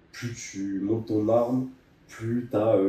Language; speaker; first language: French; native; French